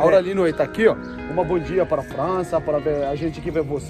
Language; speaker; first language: Portuguese; non-native, learner; French